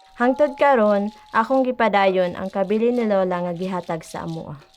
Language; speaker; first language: Cebuano; non-native, local second language; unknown